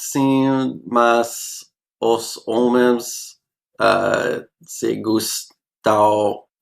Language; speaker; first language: Portuguese; non-native, learner; English